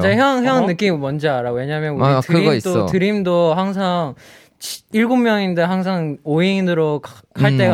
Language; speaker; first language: Korean; non-native, fluent; Chinese